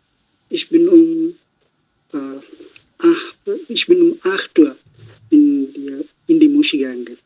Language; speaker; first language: German; non-native, learner; Bangla